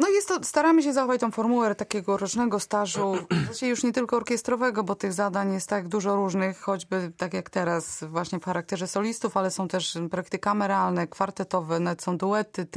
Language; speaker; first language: Polish; native; Polish